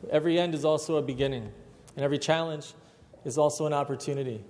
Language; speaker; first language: English; native; English